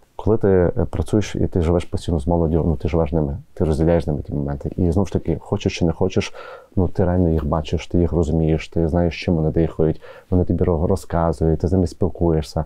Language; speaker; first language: Ukrainian; native; Ukrainian